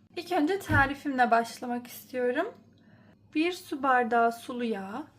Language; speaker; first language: Turkish; early bilingual, heritage; Turkish